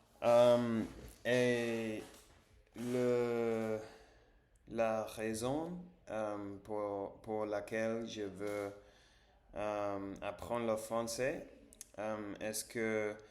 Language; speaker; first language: French; non-native, learner; English